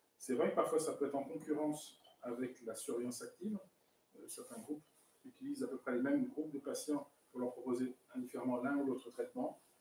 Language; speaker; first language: French; native; French